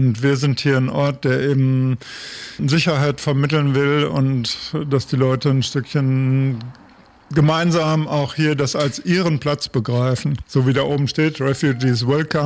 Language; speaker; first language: German; native; German